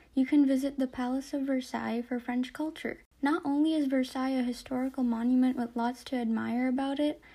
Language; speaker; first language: English; native; English